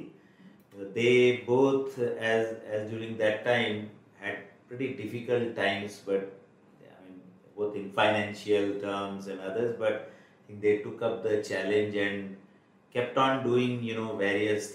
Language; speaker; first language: English; non-native, local second language; Marwari